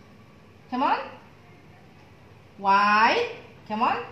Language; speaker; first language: English; non-native, learner; Indonesian